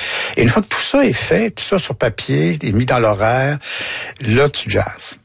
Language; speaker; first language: French; native; French